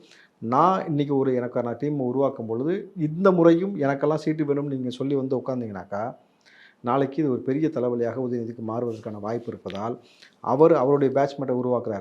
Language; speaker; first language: Tamil; native; Tamil